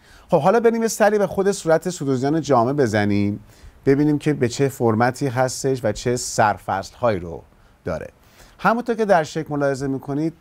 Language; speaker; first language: Persian; native; Persian